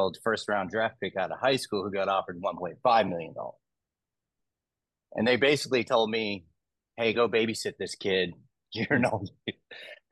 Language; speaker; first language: English; native; English